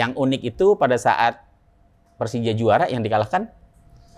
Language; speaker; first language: Indonesian; native; Indonesian